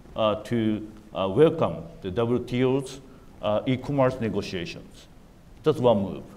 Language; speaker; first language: English; non-native, fluent; Japanese